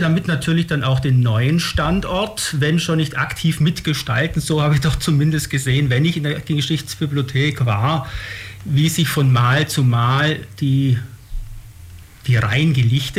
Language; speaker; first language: German; native; German